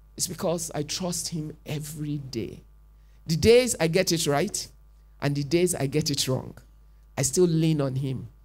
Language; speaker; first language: English; non-native, local second language; Yoruba